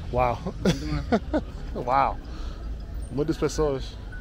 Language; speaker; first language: Portuguese; non-native, learner; English